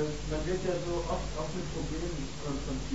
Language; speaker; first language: German; native; German